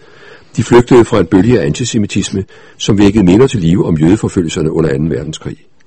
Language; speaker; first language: Danish; native; Danish